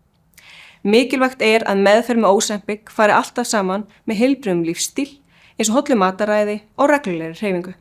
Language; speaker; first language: Icelandic; native; Icelandic